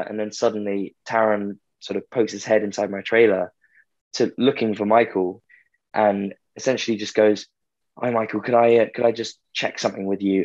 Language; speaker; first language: English; native; English